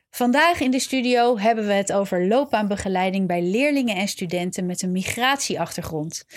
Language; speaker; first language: Dutch; native; Dutch